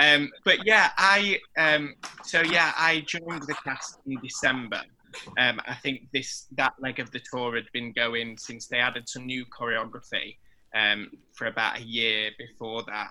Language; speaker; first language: English; native; English